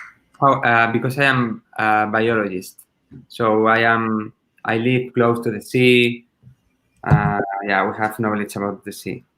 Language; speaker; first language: English; non-native, learner; Spanish